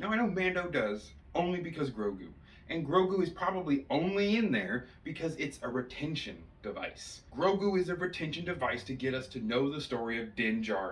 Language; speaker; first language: English; native; English